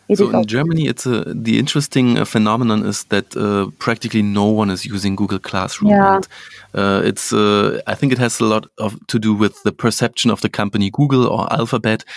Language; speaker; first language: English; non-native, fluent; German